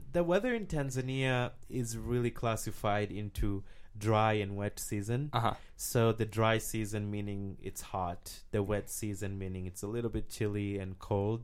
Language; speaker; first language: English; non-native, local second language; Swahili